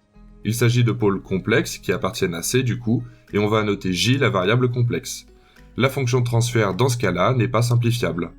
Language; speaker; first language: French; native; French